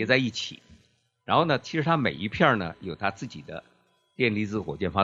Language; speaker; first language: Chinese; native; Chinese